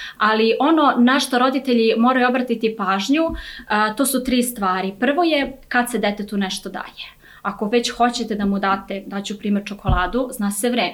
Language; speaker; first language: Serbian; native; Serbian